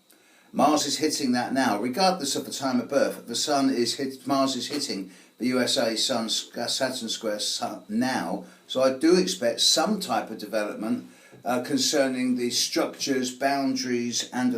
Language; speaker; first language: English; native; English